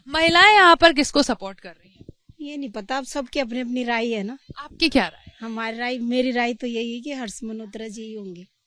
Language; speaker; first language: Hindi; native; Hindi